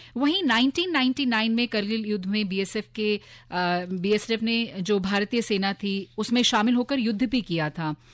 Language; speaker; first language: Hindi; native; Hindi